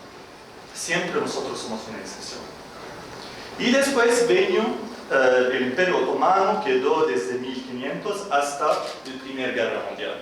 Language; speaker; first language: Spanish; non-native, fluent; Arabic